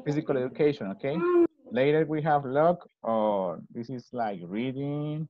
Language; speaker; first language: English; non-native, fluent; Spanish